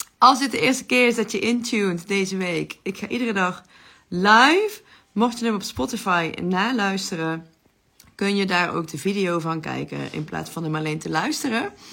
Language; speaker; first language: Dutch; native; Dutch